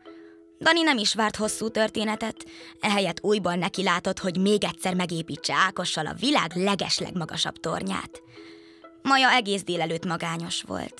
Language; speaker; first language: Hungarian; native; Hungarian